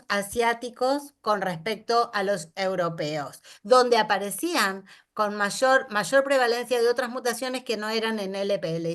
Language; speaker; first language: Spanish; native; Spanish